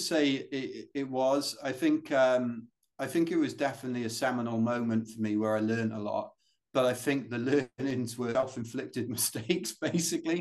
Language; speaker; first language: English; native; English